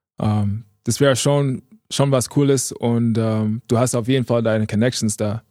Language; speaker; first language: German; non-native, fluent; English